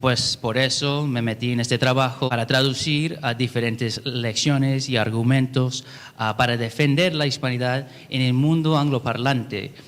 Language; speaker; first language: Spanish; non-native, fluent; English